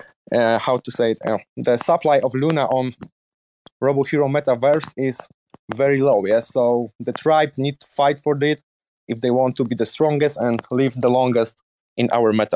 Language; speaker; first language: English; non-native, learner; Polish